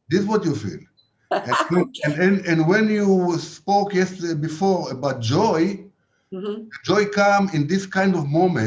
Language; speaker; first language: English; non-native, fluent; Hebrew